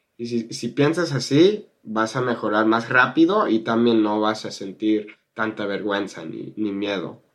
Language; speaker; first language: Spanish; non-native, fluent; English